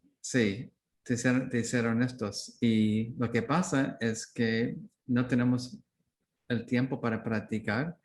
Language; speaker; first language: Spanish; non-native, learner; English